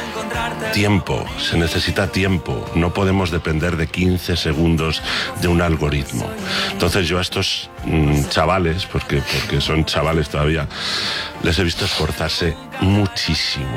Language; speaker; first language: Spanish; native; Spanish